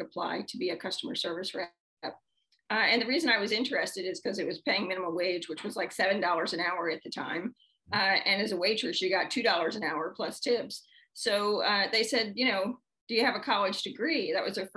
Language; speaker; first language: English; native; English